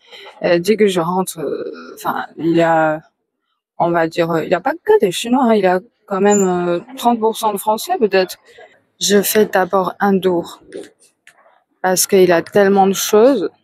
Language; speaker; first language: French; non-native, fluent; Chinese